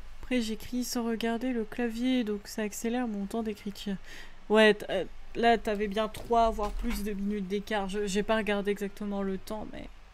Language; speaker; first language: French; native; French